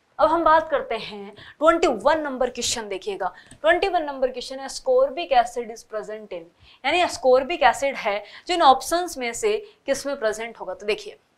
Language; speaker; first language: Hindi; native; Hindi